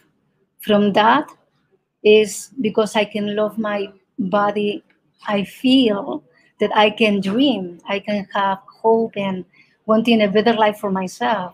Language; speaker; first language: English; non-native, fluent; Spanish